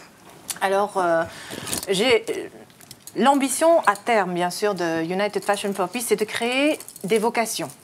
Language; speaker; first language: French; native; French